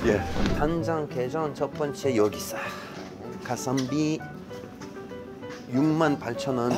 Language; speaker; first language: Korean; non-native, learner; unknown